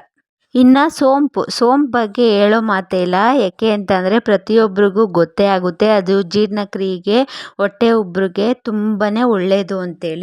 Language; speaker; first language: Kannada; native; Kannada